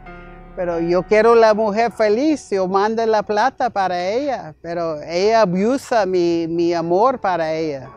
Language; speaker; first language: Spanish; non-native, learner; English